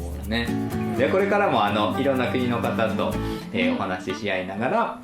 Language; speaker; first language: Japanese; native; Japanese